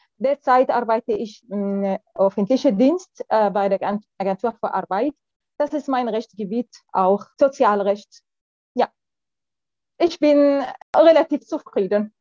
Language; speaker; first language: German; non-native, fluent; Arabic